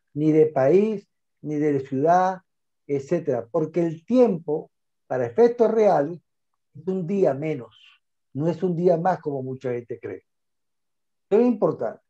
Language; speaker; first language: Spanish; native; Spanish